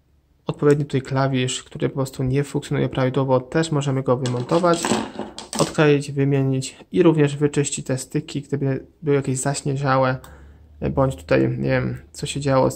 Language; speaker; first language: Polish; native; Polish